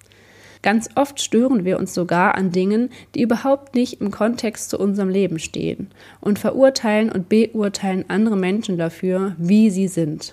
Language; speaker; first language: German; native; German